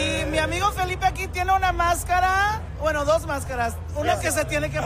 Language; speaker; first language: Spanish; early bilingual, heritage; Spanish